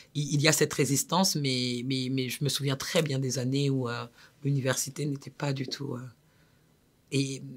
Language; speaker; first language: French; native; French